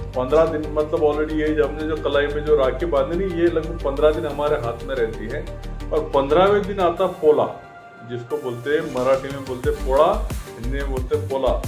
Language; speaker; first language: Hindi; non-native, local second language; Marathi